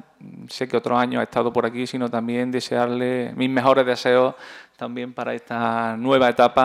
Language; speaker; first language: Spanish; native; Spanish